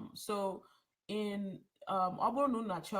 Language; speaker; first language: Igbo; early bilingual, heritage; English